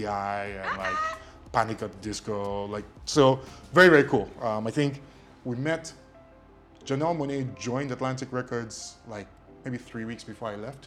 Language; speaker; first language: English; non-native, local second language; Yoruba